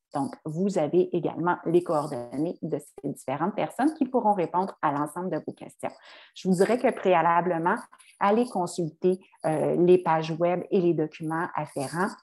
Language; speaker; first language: French; native; French